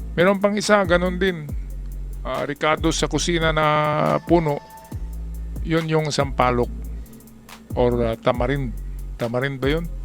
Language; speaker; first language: Filipino; non-native, local second language; Cebuano